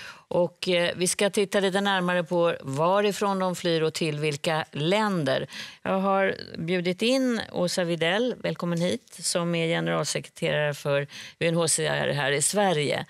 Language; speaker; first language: Swedish; native; Swedish